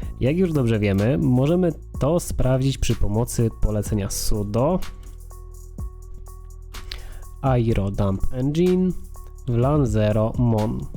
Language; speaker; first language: Polish; native; Polish